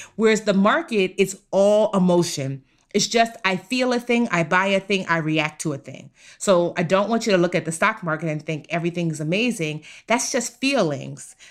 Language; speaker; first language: English; native; English